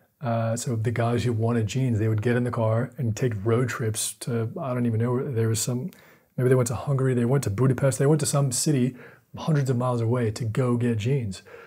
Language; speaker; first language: English; native; English